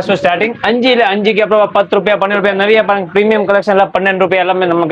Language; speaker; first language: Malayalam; non-native, learner; Tamil